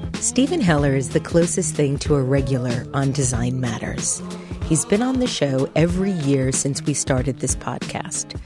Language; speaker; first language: English; native; English